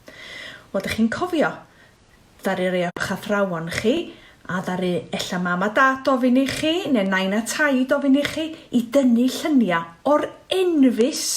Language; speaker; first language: Welsh; native; Welsh